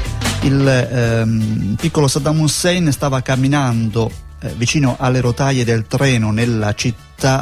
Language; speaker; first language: Italian; native; Italian